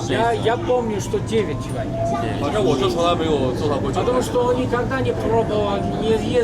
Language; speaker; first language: Russian; non-native, learner; Chinese